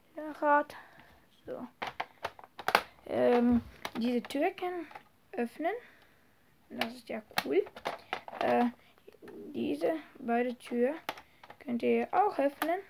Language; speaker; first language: German; non-native, learner; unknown